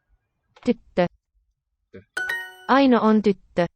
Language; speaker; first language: Finnish; non-native, learner; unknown